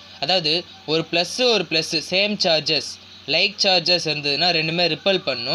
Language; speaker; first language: Tamil; native; Tamil